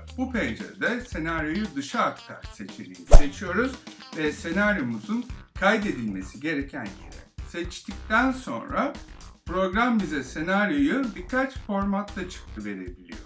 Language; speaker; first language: Turkish; native; Turkish